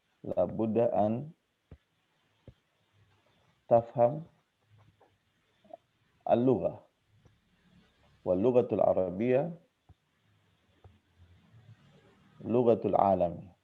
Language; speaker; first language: Arabic; non-native, fluent; Indonesian